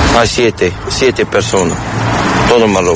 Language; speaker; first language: Spanish; non-native, learner; Arabic